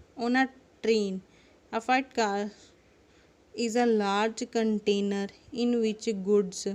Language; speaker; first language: English; non-native, local second language; Punjabi